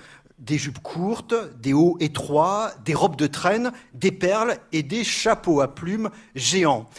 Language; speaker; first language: French; native; French